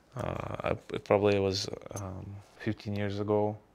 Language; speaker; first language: English; non-native, learner; Russian